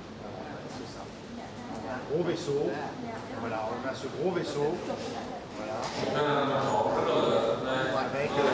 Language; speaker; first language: French; native; French